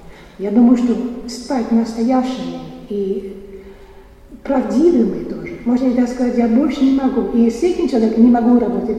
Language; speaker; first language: Russian; non-native, fluent; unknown